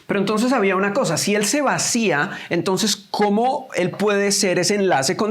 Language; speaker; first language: Spanish; native; Spanish